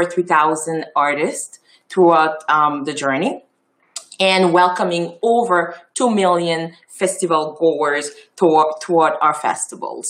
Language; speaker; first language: English; non-native, fluent; Haitian Creole